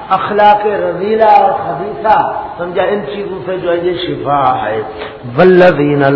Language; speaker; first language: Urdu; non-native, local second language; Punjabi